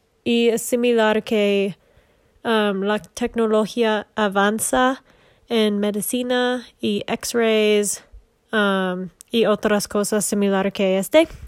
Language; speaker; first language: Spanish; non-native, learner; English